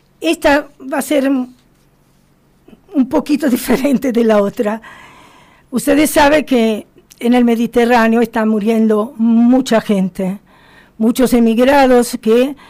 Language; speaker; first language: Spanish; non-native, fluent; Italian